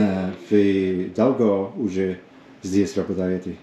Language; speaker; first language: Russian; non-native, learner; Polish